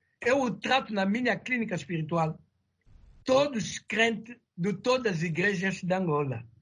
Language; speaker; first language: Portuguese; non-native, fluent; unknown